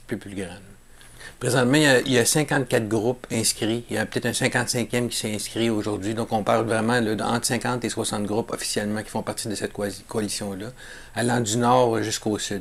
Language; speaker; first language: French; native; French